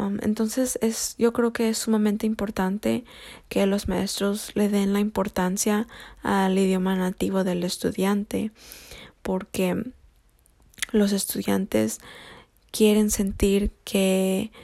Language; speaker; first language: Spanish; early bilingual, heritage; Spanish